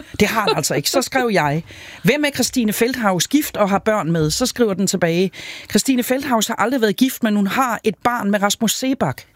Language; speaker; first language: Danish; native; Danish